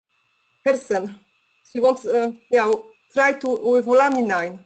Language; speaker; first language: English; non-native, learner; Polish